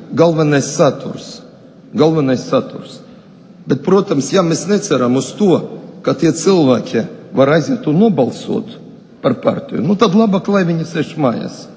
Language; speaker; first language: Latvian; non-native, local second language; Russian